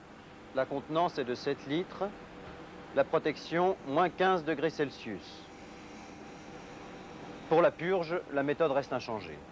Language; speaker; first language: French; native; French